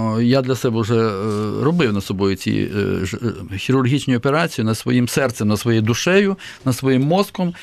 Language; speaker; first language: Ukrainian; native; Ukrainian